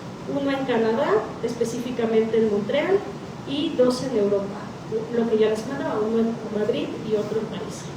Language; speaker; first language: Spanish; native; Spanish